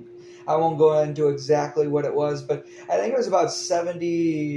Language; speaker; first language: English; native; English